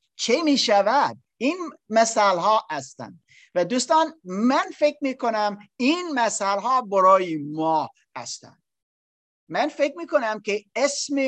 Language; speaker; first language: Persian; non-native, learner; English